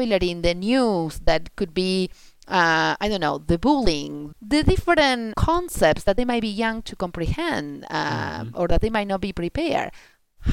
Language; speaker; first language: English; non-native, fluent; Spanish